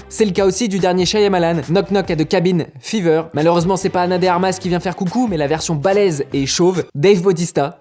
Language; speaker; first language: French; native; French